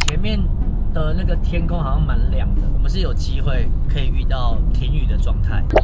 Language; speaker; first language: Chinese; native; Chinese